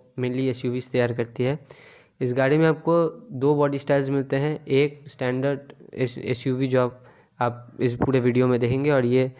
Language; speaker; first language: Hindi; native; Hindi